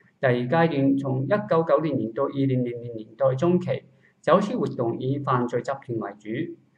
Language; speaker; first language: Cantonese; non-native, learner; Japanese